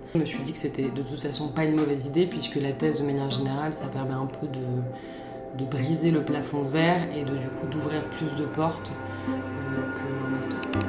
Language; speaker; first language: French; native; French